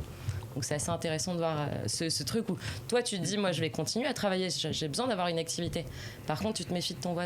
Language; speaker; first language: French; native; French